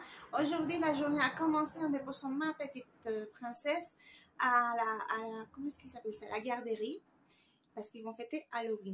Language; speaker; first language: French; non-native, fluent; Spanish